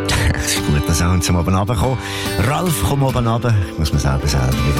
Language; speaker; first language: German; native; German